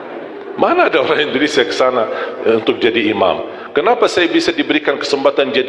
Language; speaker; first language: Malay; non-native, fluent; Arabic